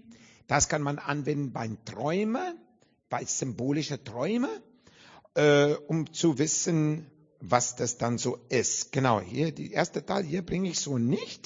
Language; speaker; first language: German; non-native, fluent; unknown